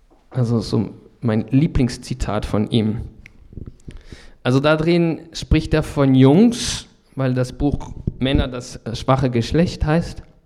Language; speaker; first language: German; non-native, fluent; French